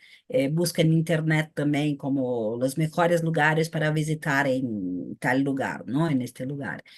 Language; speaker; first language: Spanish; non-native, fluent; Portuguese